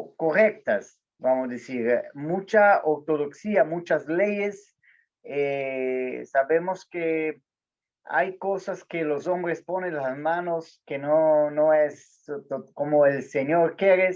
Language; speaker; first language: Spanish; non-native, learner; Portuguese